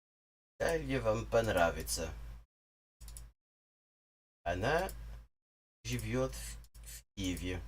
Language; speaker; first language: Russian; non-native, learner; English